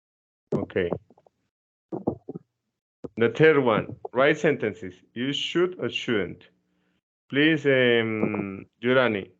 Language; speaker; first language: English; non-native, fluent; Spanish